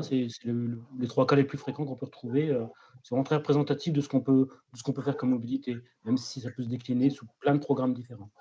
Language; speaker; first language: French; native; French